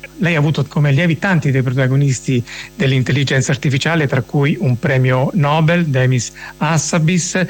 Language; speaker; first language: Italian; native; Italian